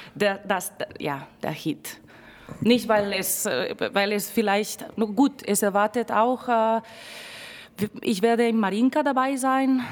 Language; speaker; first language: German; non-native, fluent; Spanish